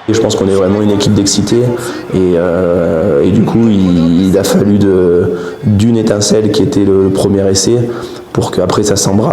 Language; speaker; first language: French; native; French